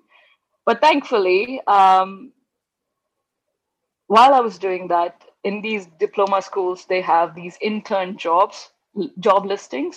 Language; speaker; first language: English; non-native, local second language; Hindi